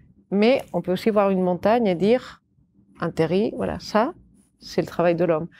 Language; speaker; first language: French; non-native, fluent; Catalan